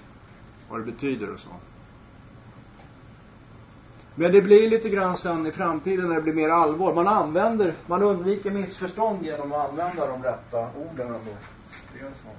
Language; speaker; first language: Swedish; native; Swedish